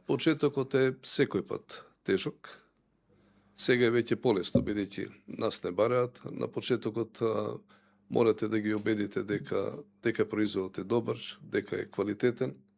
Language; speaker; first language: Macedonian; native; Macedonian